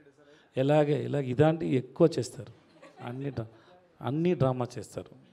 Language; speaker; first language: Telugu; non-native, learner; Tamil